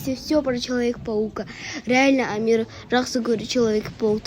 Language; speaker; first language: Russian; non-native, local second language; Kazakh